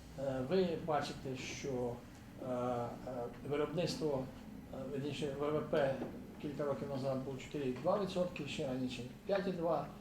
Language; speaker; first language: Ukrainian; native; Ukrainian